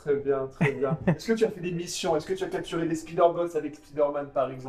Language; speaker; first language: French; native; French